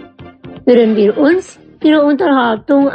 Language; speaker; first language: German; non-native, fluent; Indonesian